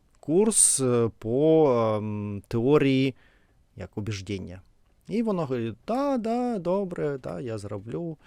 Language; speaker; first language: Ukrainian; non-native, learner; Russian